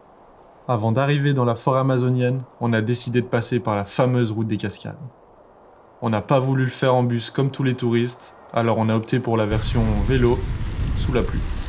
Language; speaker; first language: French; native; French